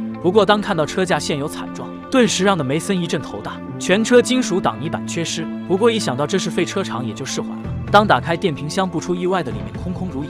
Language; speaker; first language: Chinese; native; Chinese